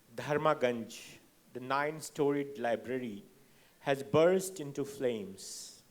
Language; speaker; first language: English; non-native, local second language; Hindi